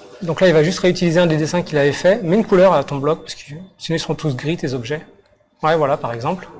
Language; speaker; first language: French; native; French